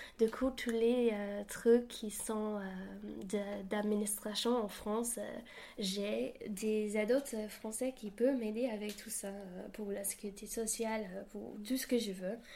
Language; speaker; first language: French; non-native, fluent; English